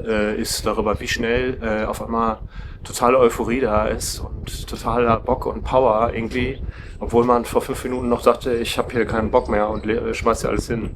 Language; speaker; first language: German; native; German